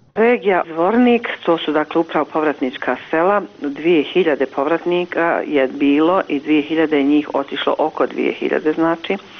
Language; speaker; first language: Serbian; native; Serbian